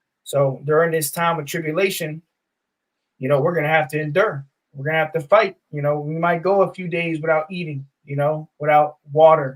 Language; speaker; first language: English; native; English